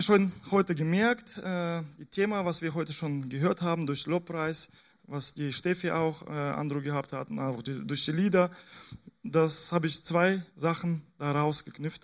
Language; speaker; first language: German; non-native, fluent; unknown